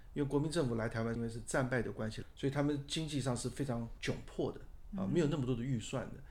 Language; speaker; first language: Chinese; native; Chinese